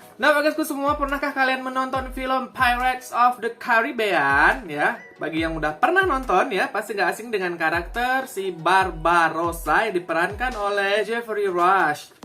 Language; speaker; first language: Indonesian; non-native, local second language; Achinese